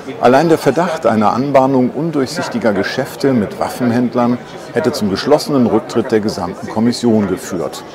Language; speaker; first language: German; native; German